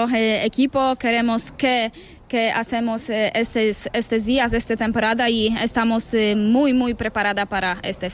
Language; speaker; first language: Spanish; non-native, learner; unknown